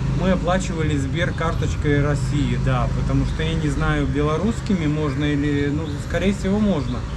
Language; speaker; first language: Russian; native; Russian